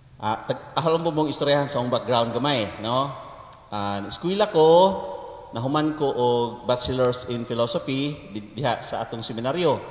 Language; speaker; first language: Cebuano; native; Cebuano